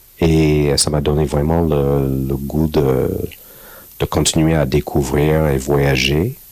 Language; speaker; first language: French; non-native, fluent; English